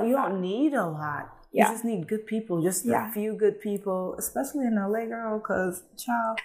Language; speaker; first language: English; early bilingual, other home language; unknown